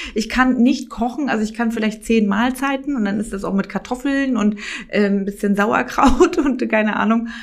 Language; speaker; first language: German; native; German